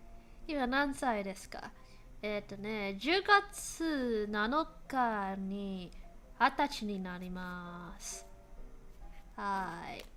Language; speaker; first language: Japanese; non-native, learner; English